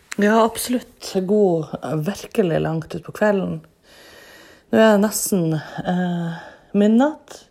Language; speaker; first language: Norwegian; native; Norwegian